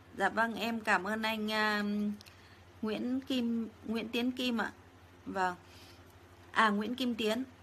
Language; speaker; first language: Vietnamese; native; Vietnamese